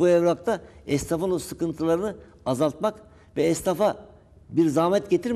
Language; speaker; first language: Turkish; native; Turkish